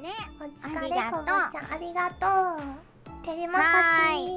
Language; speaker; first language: Japanese; native; Japanese